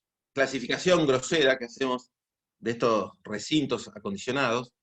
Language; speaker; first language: Spanish; native; Spanish